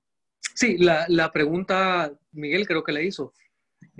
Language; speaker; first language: Spanish; native; Spanish